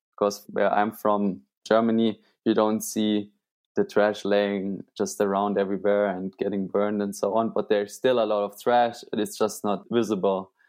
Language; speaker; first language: English; non-native, fluent; German